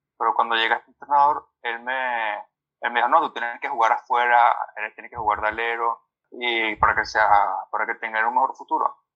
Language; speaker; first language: Spanish; native; Spanish